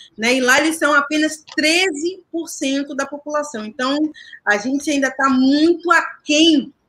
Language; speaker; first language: Portuguese; native; Portuguese